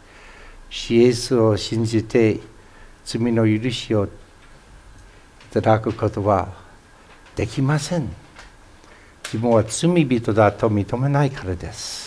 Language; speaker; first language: Japanese; non-native, fluent; English